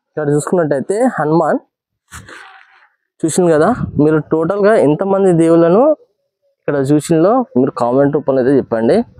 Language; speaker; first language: Telugu; native; Telugu